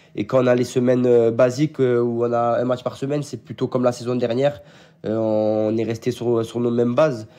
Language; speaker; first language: French; native; French